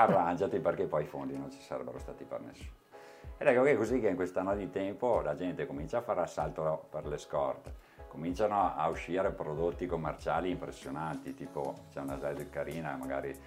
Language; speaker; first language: Italian; native; Italian